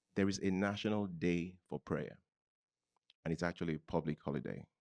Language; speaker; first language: English; non-native, local second language; Yoruba